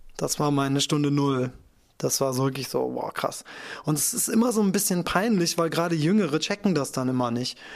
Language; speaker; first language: German; native; German